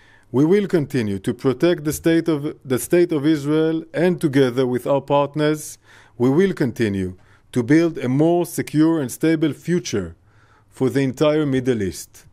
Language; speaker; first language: English; non-native, fluent; Hebrew